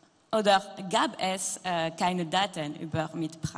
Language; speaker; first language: German; non-native, fluent; French